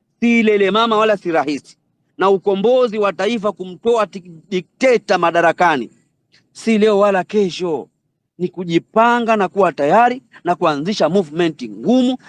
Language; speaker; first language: Swahili; native; Swahili